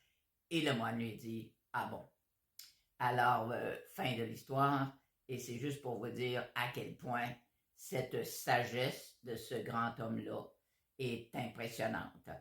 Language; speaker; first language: French; native; French